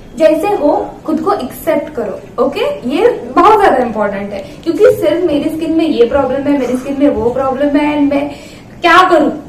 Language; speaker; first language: Hindi; non-native, local second language; Marathi